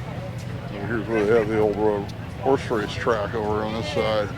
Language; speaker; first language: English; native; English